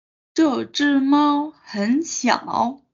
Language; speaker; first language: Chinese; non-native, fluent; Indonesian